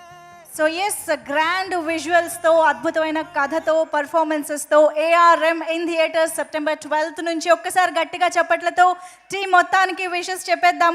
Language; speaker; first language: Telugu; native; Telugu